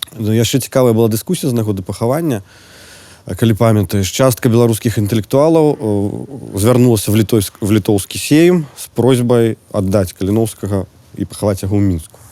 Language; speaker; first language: Belarusian; native; Belarusian